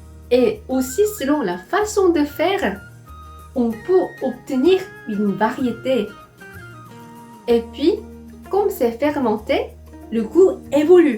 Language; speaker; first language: French; non-native, fluent; Korean